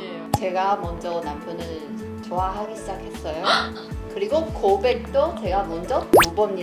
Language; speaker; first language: Korean; non-native, learner; Chinese